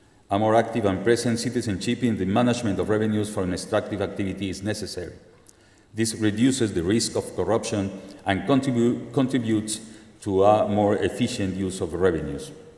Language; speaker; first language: English; non-native, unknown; Spanish